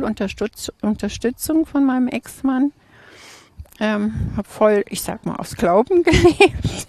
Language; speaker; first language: German; native; German